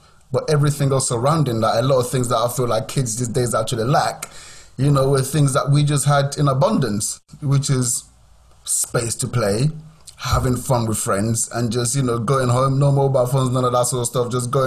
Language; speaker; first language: English; non-native, local second language; Yoruba